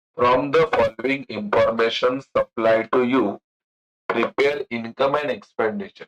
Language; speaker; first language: Hindi; non-native, local second language; Marathi